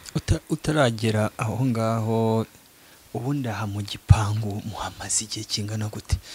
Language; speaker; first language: Kinyarwanda; native; Kinyarwanda